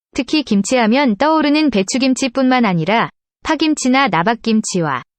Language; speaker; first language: Korean; native; Korean